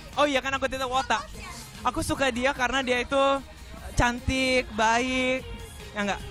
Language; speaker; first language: Indonesian; native; Indonesian